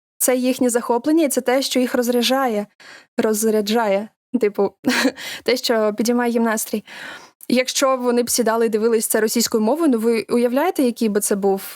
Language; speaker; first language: Ukrainian; non-native, local second language; Russian